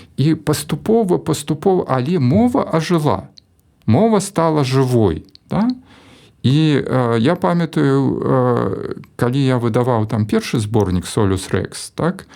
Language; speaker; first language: Belarusian; non-native, local second language; Russian